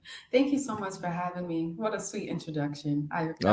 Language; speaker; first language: English; native; English